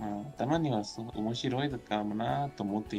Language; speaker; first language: Japanese; non-native, learner; Spanish